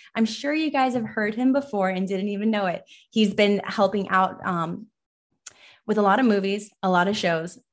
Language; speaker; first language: English; early bilingual, other home language; Persian